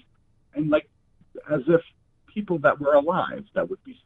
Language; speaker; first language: English; native; English